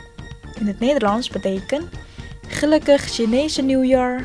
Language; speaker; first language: Dutch; non-native, learner; Indonesian